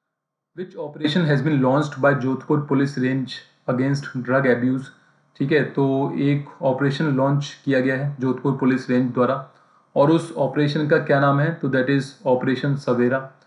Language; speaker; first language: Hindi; native; Hindi